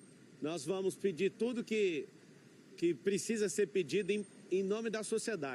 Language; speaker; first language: Portuguese; native; Portuguese